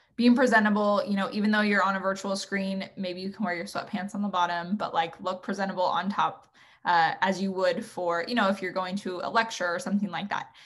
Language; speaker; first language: English; native; English